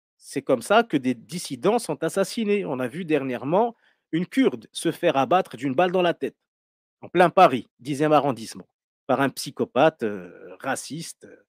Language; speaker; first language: French; non-native, local second language; Arabic